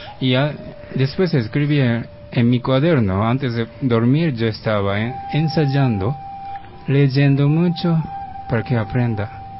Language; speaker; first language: Spanish; non-native, learner; Japanese